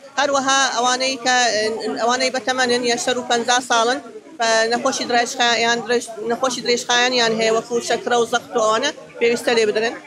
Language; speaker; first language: Central Kurdish; native; Central Kurdish